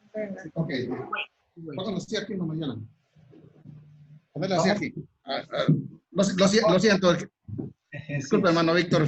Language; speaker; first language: Spanish; native; Spanish